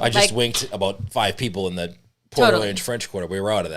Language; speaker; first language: English; native; English